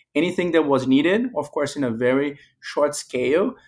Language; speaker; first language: English; non-native, fluent; Portuguese